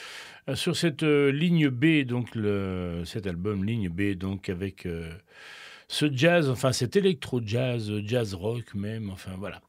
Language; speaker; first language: French; native; French